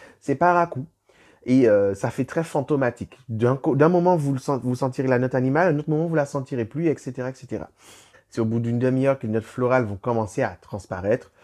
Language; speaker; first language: French; native; French